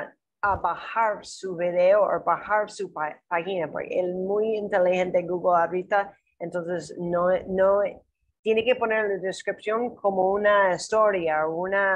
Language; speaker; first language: Spanish; non-native, learner; English